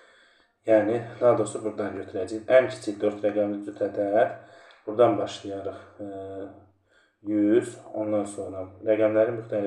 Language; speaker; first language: Azerbaijani; native; Azerbaijani